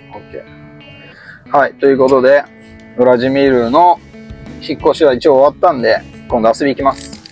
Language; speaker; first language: Japanese; native; Japanese